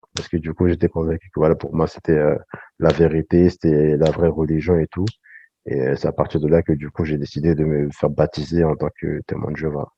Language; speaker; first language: French; early bilingual, other home language; Sango